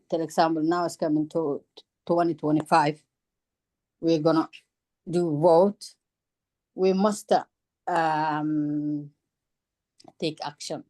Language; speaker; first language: English; non-native, learner; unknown